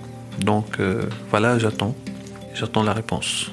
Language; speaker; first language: French; non-native, fluent; Arabic